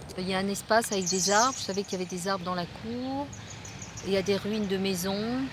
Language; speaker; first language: French; native; French